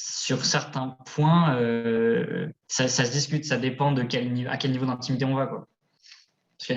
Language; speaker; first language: French; native; French